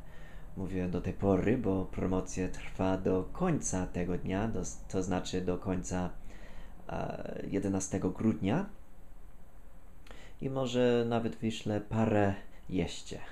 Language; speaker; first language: Polish; non-native, fluent; English